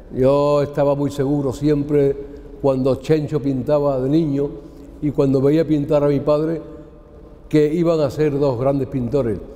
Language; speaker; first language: Spanish; native; Spanish